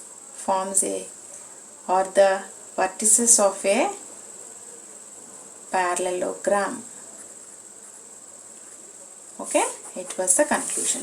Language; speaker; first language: English; non-native, local second language; Telugu